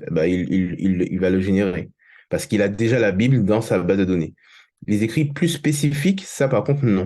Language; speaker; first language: French; native; French